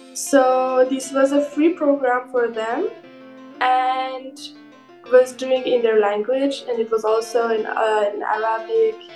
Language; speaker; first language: English; non-native, fluent; Persian